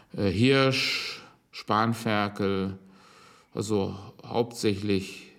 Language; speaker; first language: German; native; German